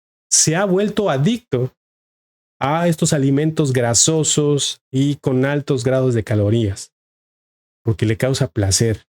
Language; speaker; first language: Spanish; native; Spanish